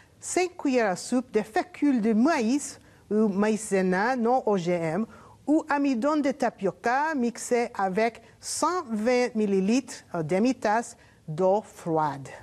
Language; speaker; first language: French; non-native, learner; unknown